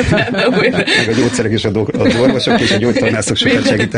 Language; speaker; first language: Hungarian; native; Hungarian